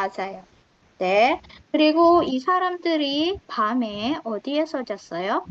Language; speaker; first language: Korean; non-native, fluent; Indonesian